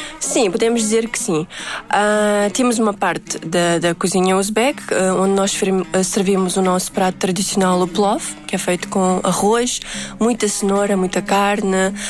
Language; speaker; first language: Portuguese; early bilingual, other home language; Uzbek